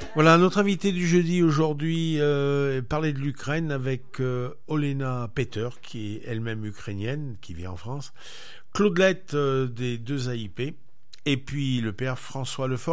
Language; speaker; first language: French; native; French